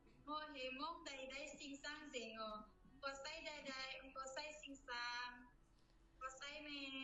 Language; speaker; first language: Cantonese; non-native, learner; Javanese